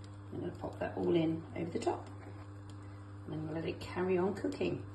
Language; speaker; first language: English; native; English